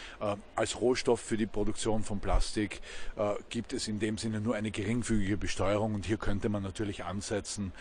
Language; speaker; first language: German; native; German